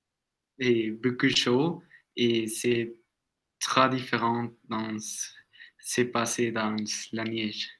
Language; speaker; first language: French; non-native, learner; Spanish